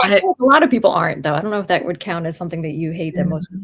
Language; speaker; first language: English; native; English